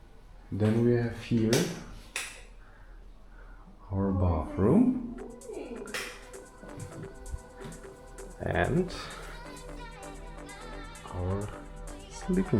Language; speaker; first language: English; non-native, fluent; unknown